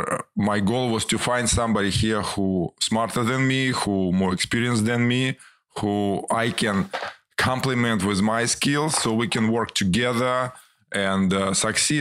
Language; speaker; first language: English; non-native, fluent; Ukrainian